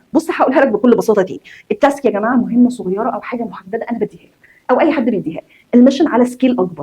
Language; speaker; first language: Arabic; native; Arabic